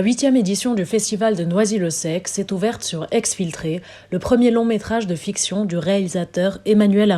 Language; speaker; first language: French; native; French